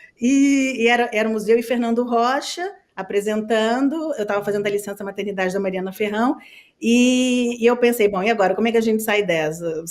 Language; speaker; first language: Portuguese; native; Portuguese